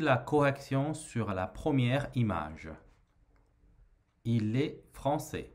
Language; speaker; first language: French; non-native, fluent; Chinese